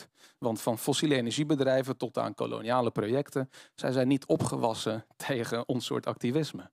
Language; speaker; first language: Dutch; native; Dutch